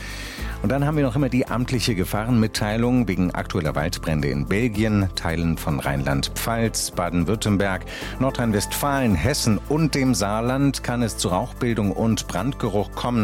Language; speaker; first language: German; native; German